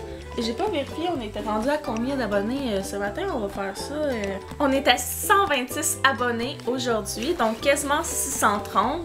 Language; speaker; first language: French; native; French